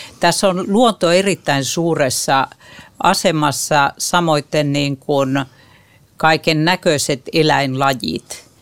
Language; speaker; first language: Finnish; native; Finnish